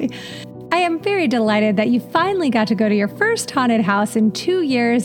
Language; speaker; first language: English; native; English